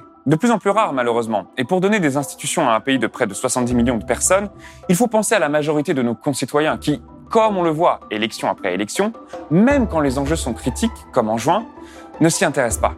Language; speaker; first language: French; native; French